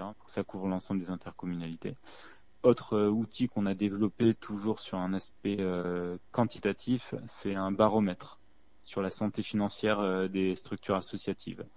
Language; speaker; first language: French; native; French